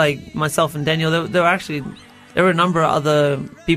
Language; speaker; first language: English; native; English